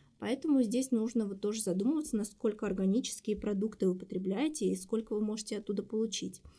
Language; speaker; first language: Russian; native; Russian